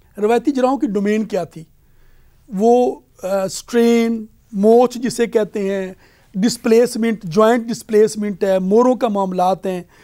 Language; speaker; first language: Urdu; native; Urdu